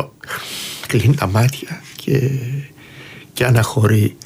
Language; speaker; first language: Greek; native; Greek